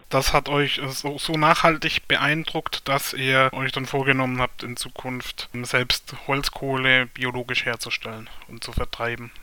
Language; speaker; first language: German; native; German